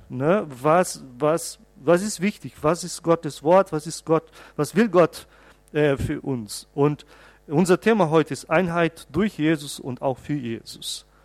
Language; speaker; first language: German; non-native, fluent; Portuguese